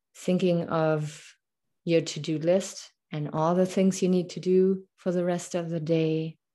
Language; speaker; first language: English; non-native, fluent; German